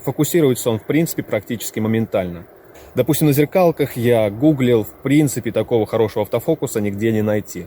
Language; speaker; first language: Russian; native; Russian